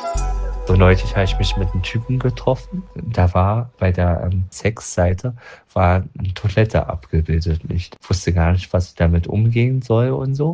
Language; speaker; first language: German; non-native, fluent; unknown